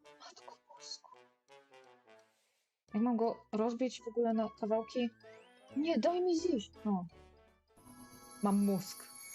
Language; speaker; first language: Polish; native; Polish